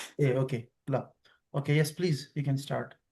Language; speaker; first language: English; non-native, fluent; Nepali